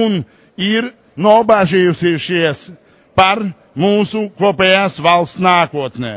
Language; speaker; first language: Latvian; non-native, local second language; Russian